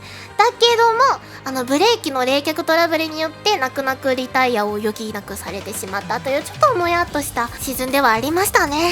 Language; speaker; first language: Japanese; native; Japanese